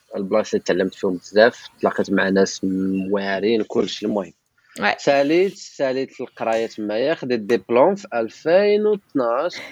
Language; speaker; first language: Arabic; non-native, local second language; Tachelhit